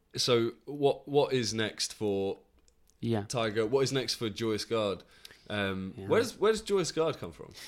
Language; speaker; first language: English; native; English